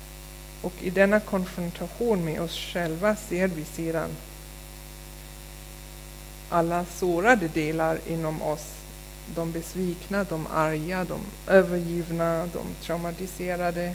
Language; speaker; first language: Swedish; non-native, fluent; German